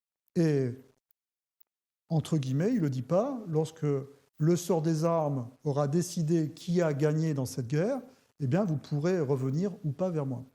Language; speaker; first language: French; native; French